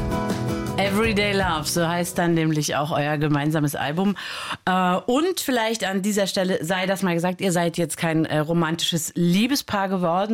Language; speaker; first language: German; native; German